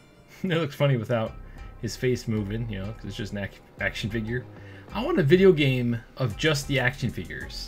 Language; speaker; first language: English; native; English